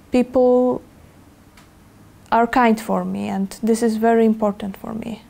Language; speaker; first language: English; non-native, learner; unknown